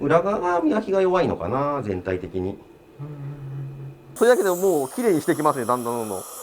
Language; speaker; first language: Japanese; native; Japanese